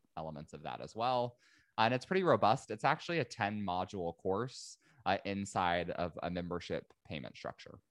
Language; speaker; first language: English; native; English